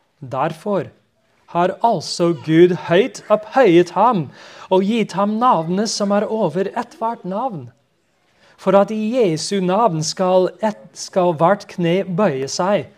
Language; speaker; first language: Norwegian; non-native, fluent; English